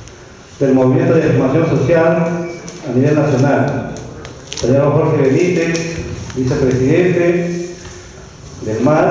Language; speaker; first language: Spanish; native; Spanish